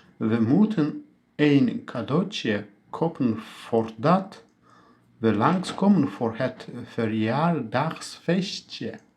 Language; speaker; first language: Dutch; non-native, learner; Turkish